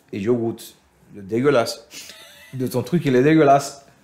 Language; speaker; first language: French; non-native, fluent; Spanish